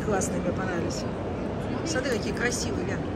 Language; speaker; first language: Russian; native; Russian